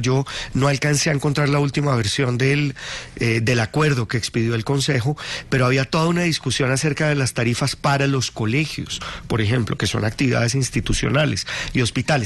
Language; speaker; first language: Spanish; native; Spanish